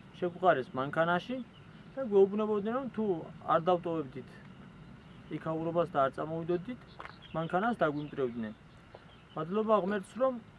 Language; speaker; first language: Georgian; native; Georgian